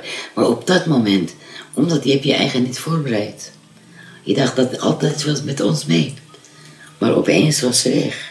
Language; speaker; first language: Dutch; non-native, fluent; Kurdish